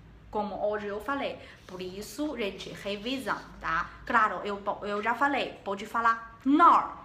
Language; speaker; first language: Portuguese; non-native, learner; Chinese